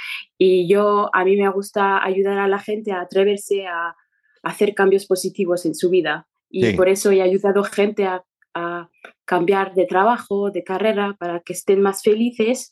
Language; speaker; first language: Spanish; non-native, fluent; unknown